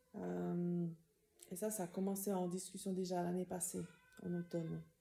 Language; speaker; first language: French; native; French